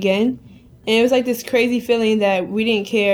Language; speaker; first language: English; native; English